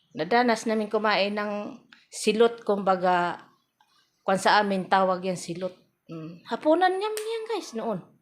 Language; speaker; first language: Filipino; non-native, local second language; Cebuano